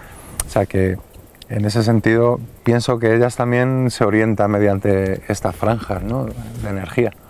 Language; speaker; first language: Spanish; native; Spanish